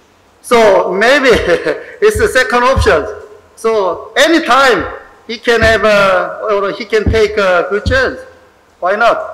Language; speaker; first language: English; non-native, learner; Korean